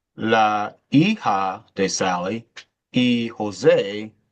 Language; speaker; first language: Spanish; non-native, learner; English